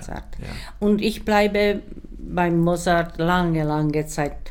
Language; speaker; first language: German; non-native, learner; Czech